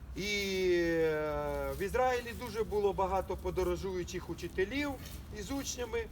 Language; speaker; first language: Ukrainian; non-native, local second language; Russian